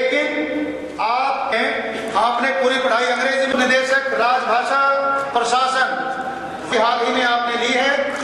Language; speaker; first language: Hindi; native; Hindi